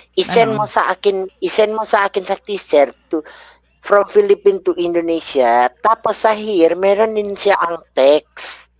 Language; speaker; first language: Filipino; non-native, learner; Indonesian